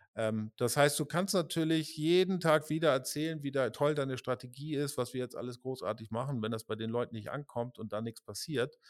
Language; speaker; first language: German; native; German